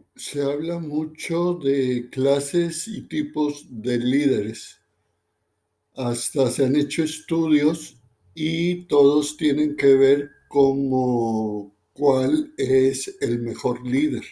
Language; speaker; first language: Spanish; native; Spanish